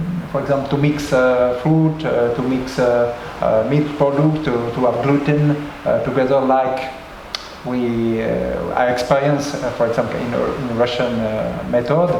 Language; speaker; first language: English; non-native, learner; French